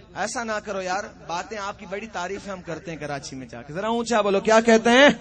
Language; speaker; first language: Urdu; non-native, local second language; Punjabi